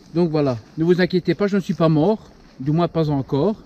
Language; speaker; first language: French; native; French